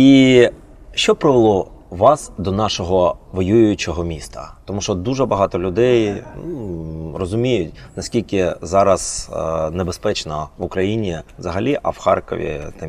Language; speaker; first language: Ukrainian; native; Ukrainian